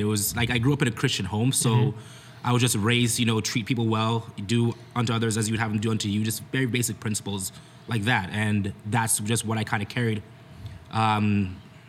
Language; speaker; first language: English; native; English